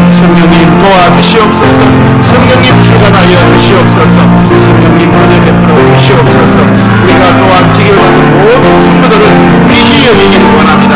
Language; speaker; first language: Korean; native; Korean